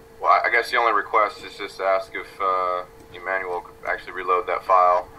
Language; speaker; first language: English; native; English